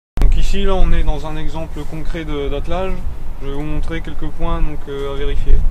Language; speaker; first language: French; native; French